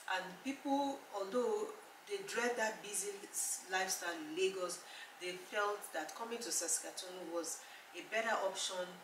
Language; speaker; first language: English; non-native, local second language; Yoruba